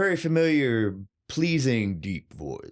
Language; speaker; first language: English; native; English